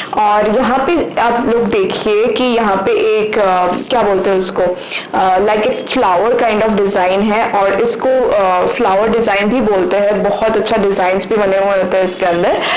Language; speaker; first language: Hindi; non-native, local second language; Bangla